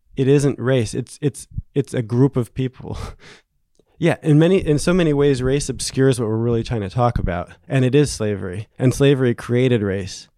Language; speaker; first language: English; native; English